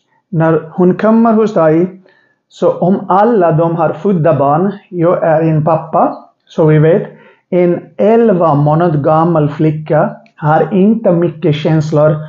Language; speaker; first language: Swedish; non-native, learner; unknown